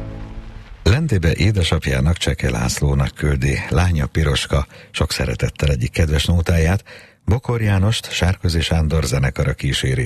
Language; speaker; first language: Hungarian; native; Hungarian